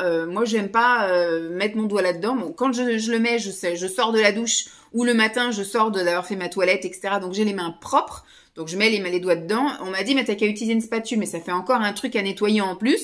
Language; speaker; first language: French; native; French